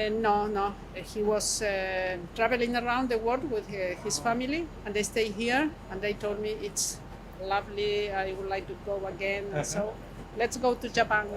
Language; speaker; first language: English; non-native, learner; Spanish